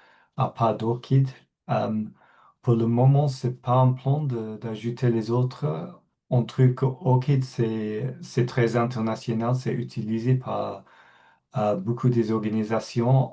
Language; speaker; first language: French; non-native, fluent; English